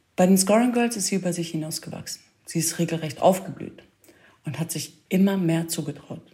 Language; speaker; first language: German; early bilingual, other home language; Kurdish